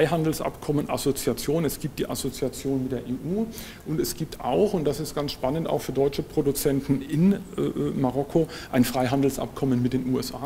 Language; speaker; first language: German; native; German